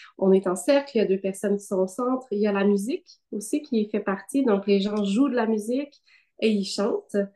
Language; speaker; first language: French; native; French